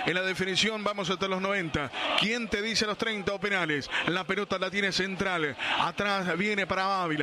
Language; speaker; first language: Spanish; native; Spanish